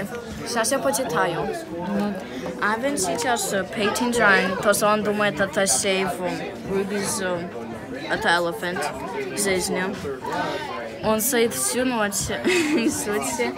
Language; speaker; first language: Russian; early bilingual, heritage; Russian